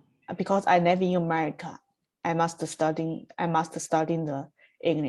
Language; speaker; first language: English; non-native, learner; Chinese